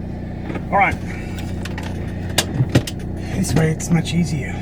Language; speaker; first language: English; native; English